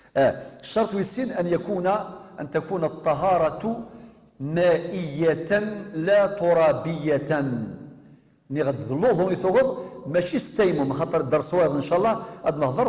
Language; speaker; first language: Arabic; non-native, local second language; Kabyle